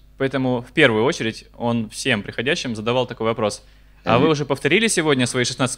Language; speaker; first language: Russian; native; Russian